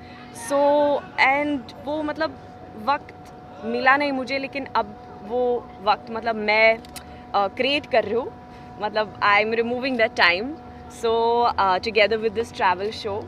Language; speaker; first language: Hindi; non-native, learner; Swedish